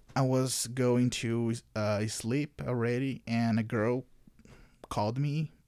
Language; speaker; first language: English; non-native, fluent; Portuguese